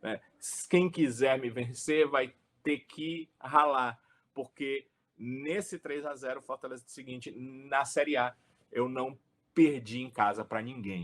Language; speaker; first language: Portuguese; native; Portuguese